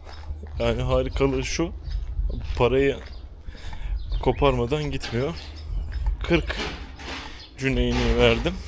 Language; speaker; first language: Turkish; native; Turkish